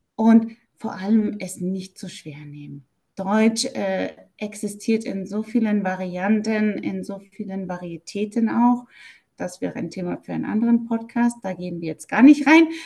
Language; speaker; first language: German; native; German